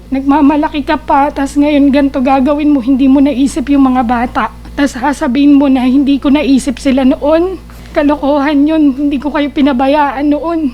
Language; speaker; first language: Filipino; native; Filipino